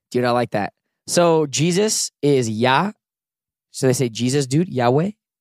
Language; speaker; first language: English; native; English